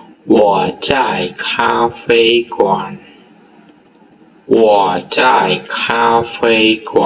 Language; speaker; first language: Chinese; non-native, learner; Khmer